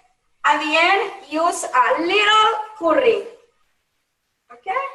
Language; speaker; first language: English; non-native, learner; Spanish